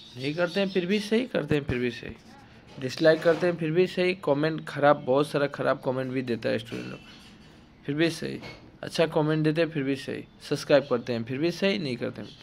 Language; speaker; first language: Hindi; non-native, local second language; Assamese